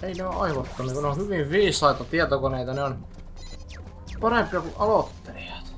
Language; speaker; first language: Finnish; native; Finnish